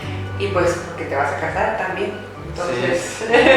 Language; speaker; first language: Spanish; native; Spanish